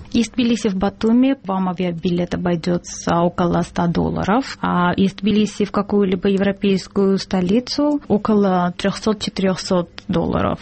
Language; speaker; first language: Russian; non-native, local second language; Georgian